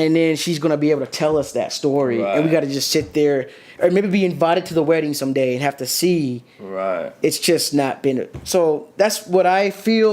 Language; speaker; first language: English; native; English